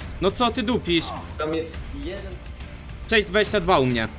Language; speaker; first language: Polish; native; Polish